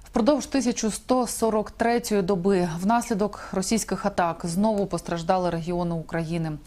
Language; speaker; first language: Ukrainian; native; Ukrainian